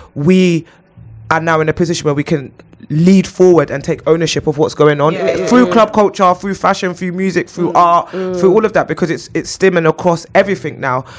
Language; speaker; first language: English; native; English